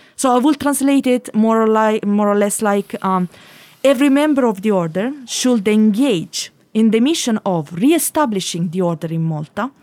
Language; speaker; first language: English; non-native, fluent; Italian